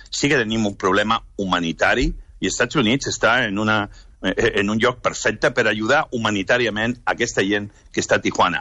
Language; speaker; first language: Catalan; non-native, local second language; Spanish